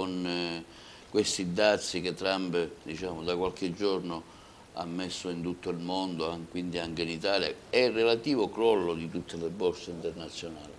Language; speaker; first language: Italian; native; Italian